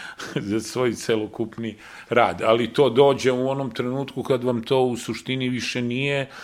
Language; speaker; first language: Serbian; native; Serbian